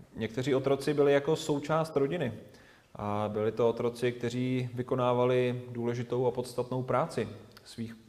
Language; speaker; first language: Czech; native; Czech